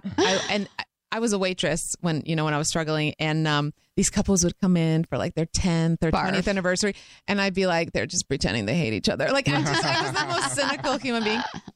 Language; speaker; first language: English; non-native, fluent; Croatian